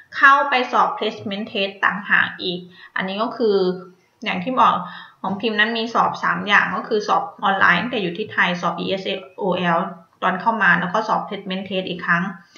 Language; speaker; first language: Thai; native; Thai